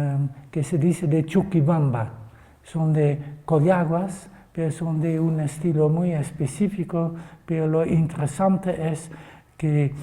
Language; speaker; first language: Spanish; non-native, fluent; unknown